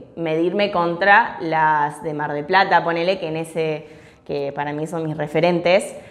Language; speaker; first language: Spanish; early bilingual, other home language; English